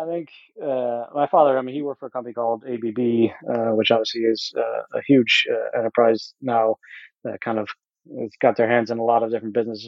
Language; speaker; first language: English; native; English